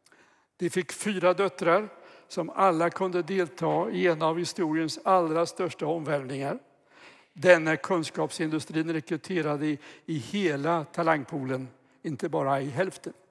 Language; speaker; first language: Swedish; native; Swedish